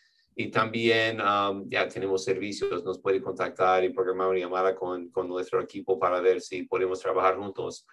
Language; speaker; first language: Spanish; non-native, fluent; English